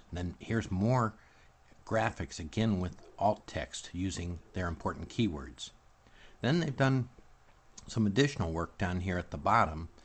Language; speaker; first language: English; native; English